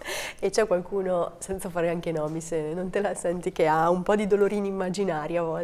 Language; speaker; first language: Italian; native; Italian